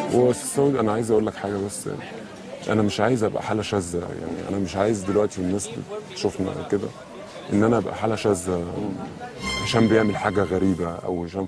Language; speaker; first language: Arabic; native; Arabic